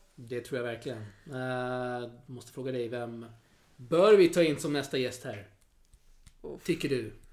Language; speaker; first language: Swedish; native; Swedish